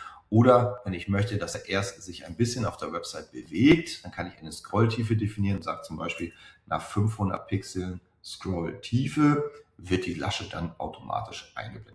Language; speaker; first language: German; native; German